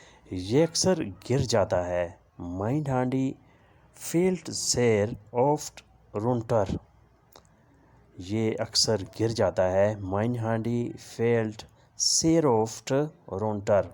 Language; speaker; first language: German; non-native, learner; Urdu